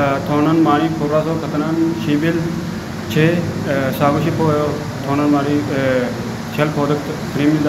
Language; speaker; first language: Korean; non-native, learner; Urdu